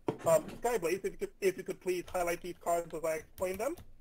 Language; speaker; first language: English; native; English